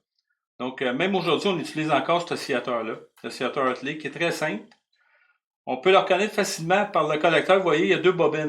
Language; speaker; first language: French; native; French